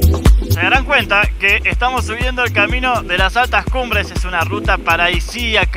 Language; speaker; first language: Spanish; native; Spanish